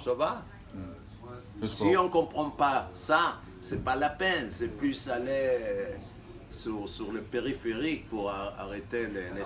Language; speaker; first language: French; non-native, fluent; Hebrew